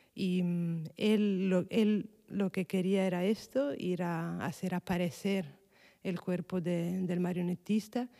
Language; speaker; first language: Spanish; non-native, fluent; Italian